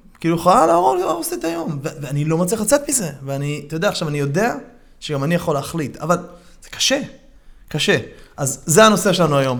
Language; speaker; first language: Hebrew; native; Hebrew